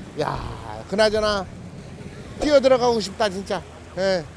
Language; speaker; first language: Korean; native; Korean